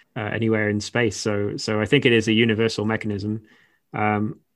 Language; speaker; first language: English; native; English